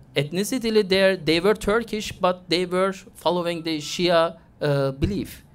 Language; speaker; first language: English; non-native, fluent; Turkish